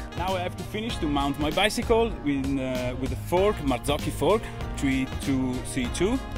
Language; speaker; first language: English; non-native, learner; Italian